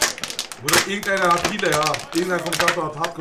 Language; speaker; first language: German; early bilingual, other home language; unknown